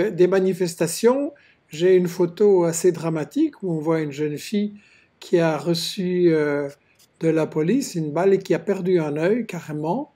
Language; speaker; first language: French; native; French